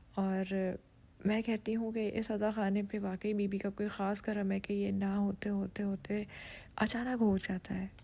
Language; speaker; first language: Urdu; native; Urdu